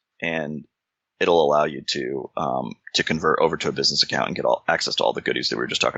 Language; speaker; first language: English; native; English